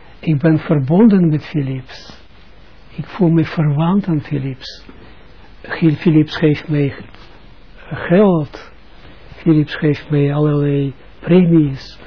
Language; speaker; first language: Dutch; non-native, fluent; Russian